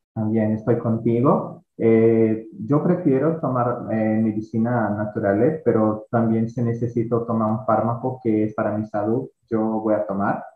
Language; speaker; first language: Spanish; non-native, fluent; Portuguese